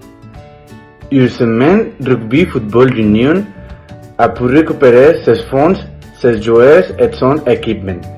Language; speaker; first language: French; non-native, learner; Spanish